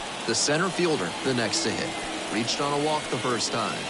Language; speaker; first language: English; native; English